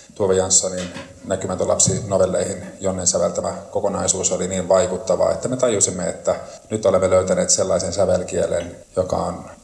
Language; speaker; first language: Finnish; native; Finnish